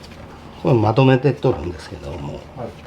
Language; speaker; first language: Japanese; native; Japanese